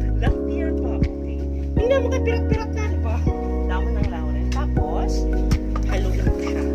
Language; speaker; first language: Filipino; non-native, local second language; Kinaray-a